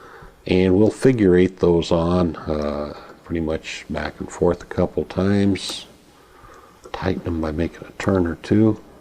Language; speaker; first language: English; native; English